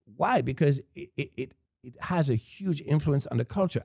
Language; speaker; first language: English; non-native, fluent; French